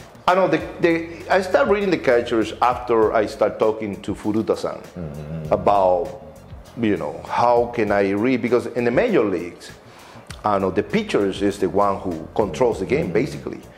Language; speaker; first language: English; non-native, fluent; Spanish